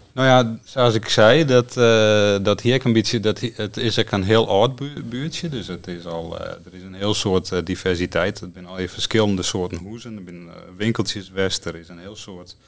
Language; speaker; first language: Dutch; non-native, local second language; Western Frisian